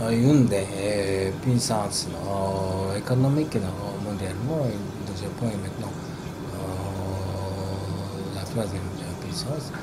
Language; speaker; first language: French; non-native, fluent; Japanese